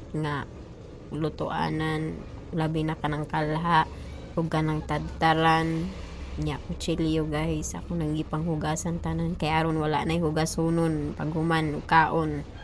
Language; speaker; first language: Cebuano; native; Cebuano